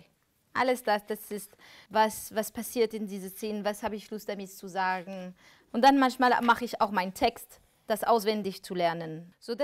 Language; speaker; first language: German; non-native, fluent; French